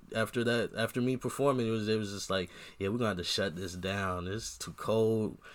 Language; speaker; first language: English; native; English